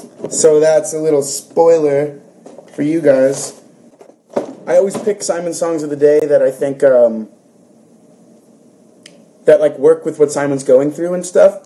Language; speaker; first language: English; early bilingual, other home language; Spanish